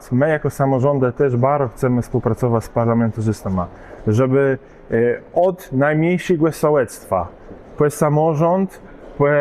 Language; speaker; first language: Polish; non-native, local second language; Kashubian